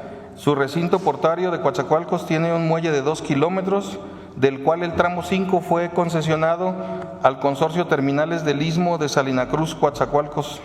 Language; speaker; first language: Spanish; native; Spanish